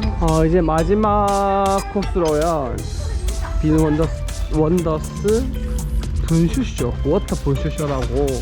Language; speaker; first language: Korean; native; Korean